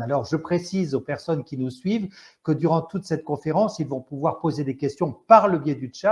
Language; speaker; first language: French; native; French